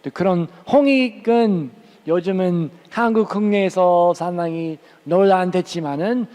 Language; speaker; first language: Korean; non-native, fluent; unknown